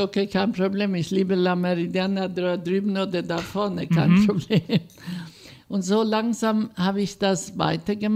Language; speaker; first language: German; non-native, fluent; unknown